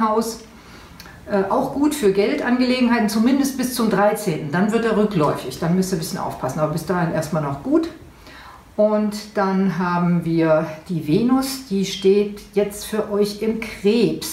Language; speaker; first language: German; native; German